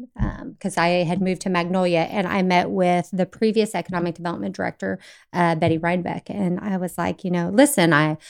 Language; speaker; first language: English; native; English